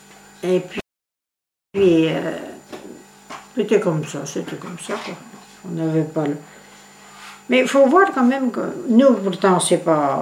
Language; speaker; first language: French; native; French